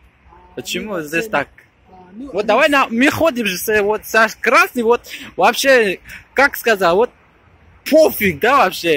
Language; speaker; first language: Russian; non-native, fluent; Tajik